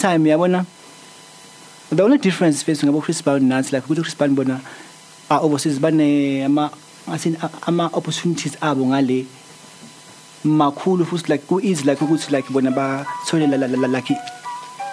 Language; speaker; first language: English; non-native, local second language; Zulu